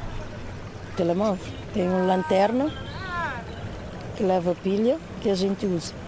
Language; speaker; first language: Portuguese; non-native, learner; Kabuverdianu